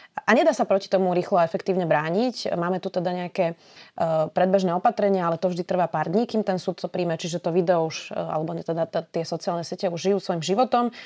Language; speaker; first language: Slovak; native; Slovak